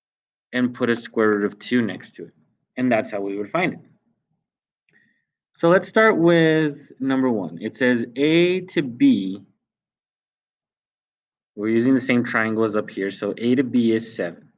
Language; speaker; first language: English; native; English